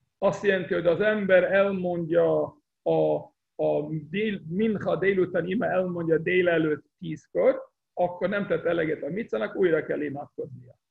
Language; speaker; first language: Hungarian; early bilingual, heritage; Hungarian